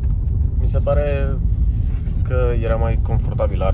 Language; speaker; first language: Romanian; native; Romanian